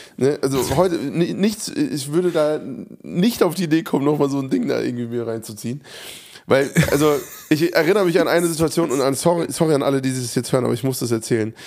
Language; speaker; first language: German; native; German